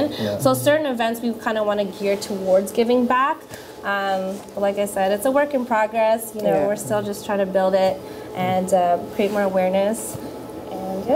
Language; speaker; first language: English; early bilingual, other home language; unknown